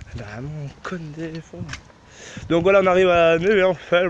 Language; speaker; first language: French; native; French